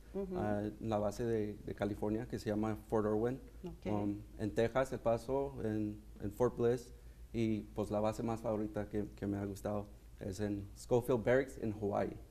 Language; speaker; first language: Spanish; early bilingual, heritage; Spanish